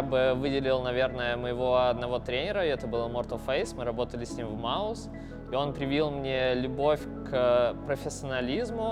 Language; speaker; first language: Russian; native; Russian